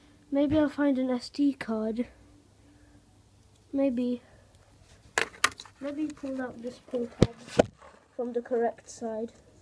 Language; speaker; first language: English; early bilingual, other home language; Polish